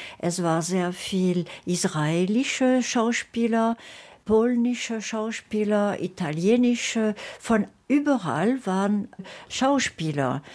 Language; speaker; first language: German; non-native, fluent; French